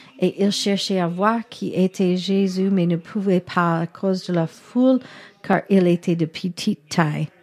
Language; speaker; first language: French; non-native, learner; English